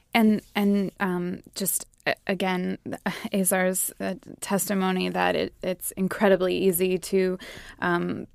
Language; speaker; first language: English; native; English